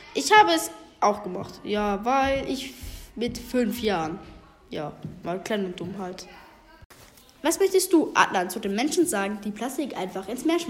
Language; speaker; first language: German; native; German